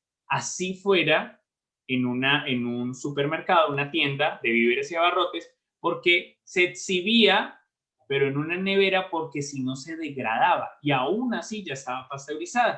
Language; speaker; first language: Spanish; native; Spanish